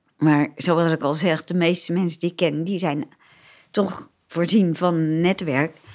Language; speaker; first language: Dutch; native; Dutch